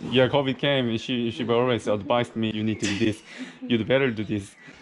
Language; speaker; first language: English; non-native, fluent; Korean